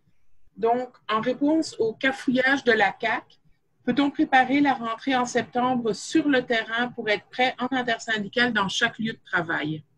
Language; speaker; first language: French; native; French